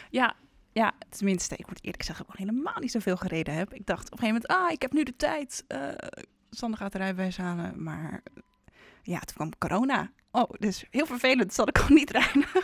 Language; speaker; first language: Dutch; native; Dutch